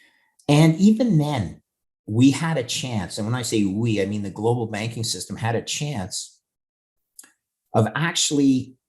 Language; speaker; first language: English; native; English